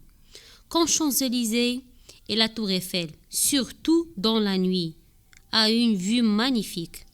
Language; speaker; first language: French; non-native, learner; Arabic